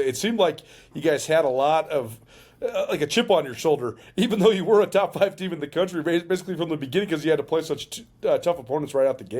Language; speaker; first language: English; native; English